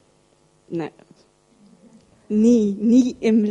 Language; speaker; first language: German; early bilingual, other home language; Russian